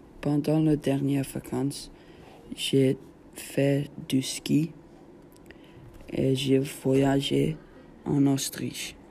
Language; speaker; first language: French; non-native, learner; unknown